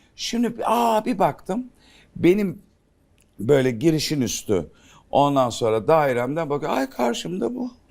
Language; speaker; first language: Turkish; native; Turkish